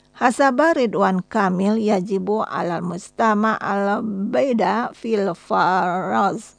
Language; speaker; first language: Arabic; non-native, fluent; Indonesian